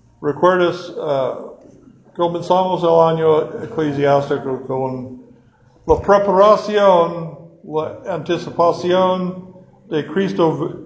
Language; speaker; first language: Spanish; non-native, fluent; English